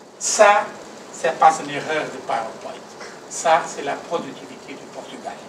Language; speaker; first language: French; non-native, fluent; Portuguese